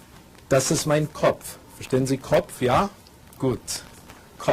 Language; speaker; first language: German; non-native, fluent; English